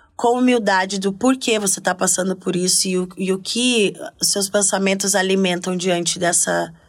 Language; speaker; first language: Portuguese; native; Portuguese